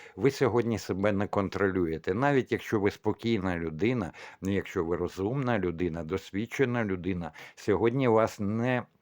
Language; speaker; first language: Ukrainian; non-native, local second language; Russian